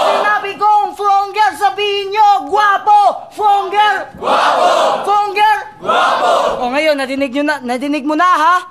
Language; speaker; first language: Filipino; non-native, local second language; Cebuano